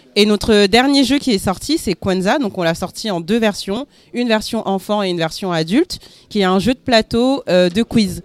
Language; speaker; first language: French; early bilingual, other home language; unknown